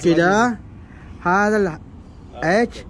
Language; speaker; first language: Arabic; non-native, learner; Indonesian